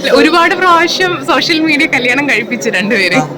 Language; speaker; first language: Malayalam; native; Malayalam